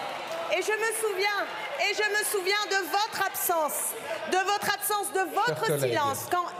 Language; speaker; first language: French; native; French